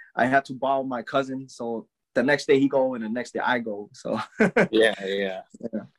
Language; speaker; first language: English; early bilingual, other home language; Lao